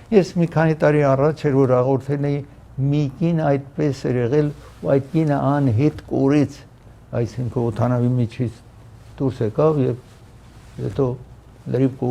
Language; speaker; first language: Armenian; early bilingual, heritage; Armenian